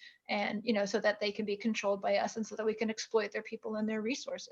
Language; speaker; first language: English; native; English